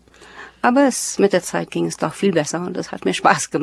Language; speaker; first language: German; early bilingual, heritage; German